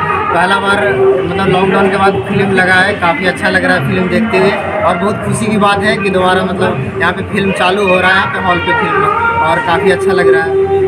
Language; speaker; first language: Hindi; non-native, local second language; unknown